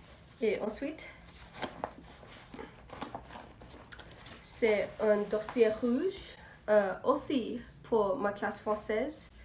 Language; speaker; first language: French; non-native, learner; English